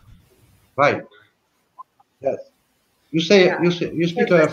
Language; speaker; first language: English; non-native, learner; French